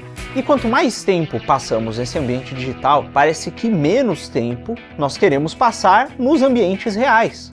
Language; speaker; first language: Portuguese; native; Portuguese